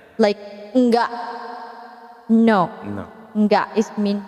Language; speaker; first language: English; non-native, learner; Indonesian